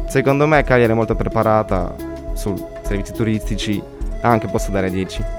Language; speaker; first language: Italian; non-native, fluent; Polish